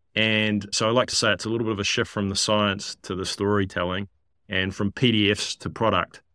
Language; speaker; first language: English; native; English